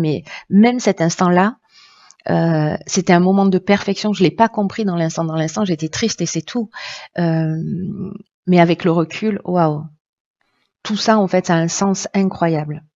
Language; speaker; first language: French; native; French